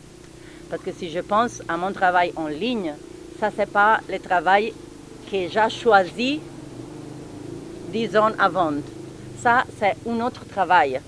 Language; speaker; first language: French; non-native, fluent; Italian